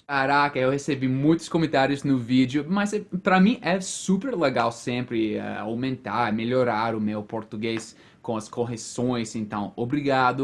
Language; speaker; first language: Portuguese; non-native, fluent; English